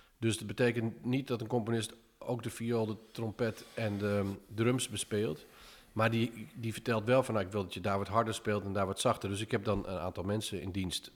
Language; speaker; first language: Dutch; early bilingual, other home language; English